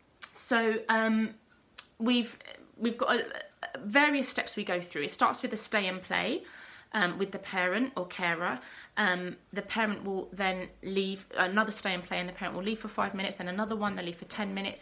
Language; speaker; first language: English; native; English